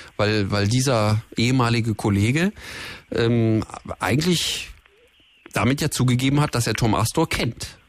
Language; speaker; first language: German; native; German